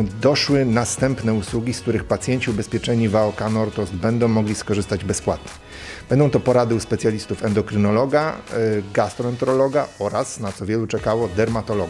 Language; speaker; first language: Polish; native; Polish